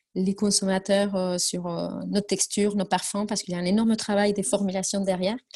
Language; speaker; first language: French; non-native, fluent; Spanish